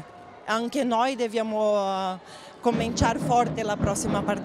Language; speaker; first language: Italian; non-native, fluent; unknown